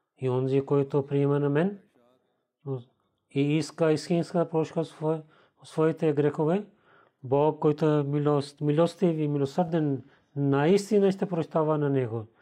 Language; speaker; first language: Bulgarian; non-native, learner; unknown